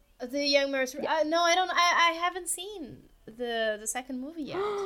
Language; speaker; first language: English; non-native, fluent; Portuguese